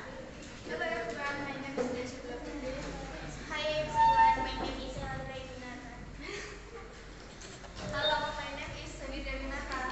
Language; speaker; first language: English; non-native, learner; Indonesian